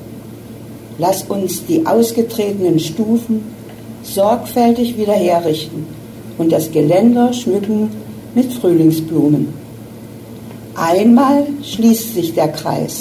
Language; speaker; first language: German; native; German